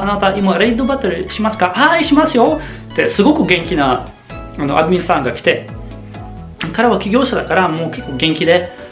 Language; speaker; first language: Japanese; non-native, fluent; German